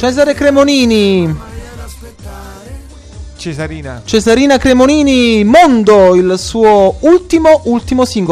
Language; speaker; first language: Italian; native; Italian